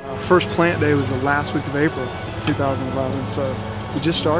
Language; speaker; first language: English; native; English